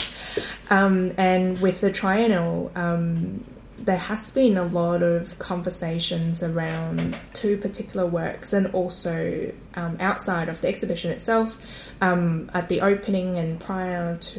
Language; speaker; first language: English; non-native, local second language; Cantonese